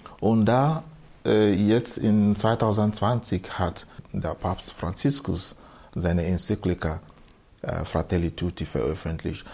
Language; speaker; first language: German; non-native, fluent; Igbo